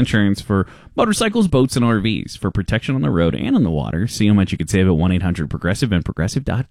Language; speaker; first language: English; native; English